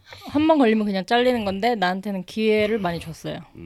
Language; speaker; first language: Korean; native; Korean